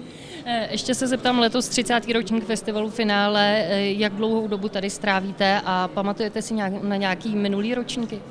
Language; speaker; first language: Czech; native; Czech